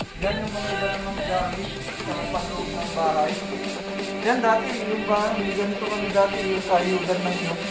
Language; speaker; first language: Filipino; non-native, local second language; Iloko